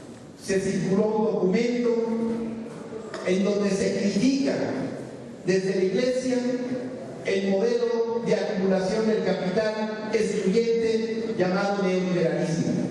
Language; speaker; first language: Spanish; native; Spanish